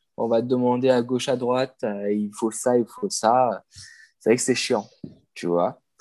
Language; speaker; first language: French; non-native, local second language; Morisyen